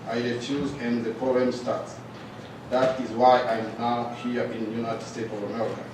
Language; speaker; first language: English; non-native, learner; Rundi